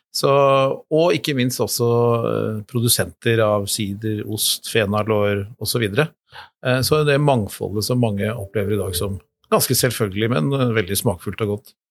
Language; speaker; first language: Norwegian; native; Norwegian